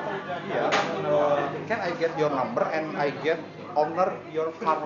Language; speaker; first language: English; non-native, learner; Indonesian